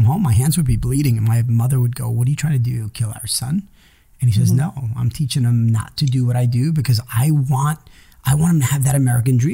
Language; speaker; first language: English; early bilingual, other home language; Hebrew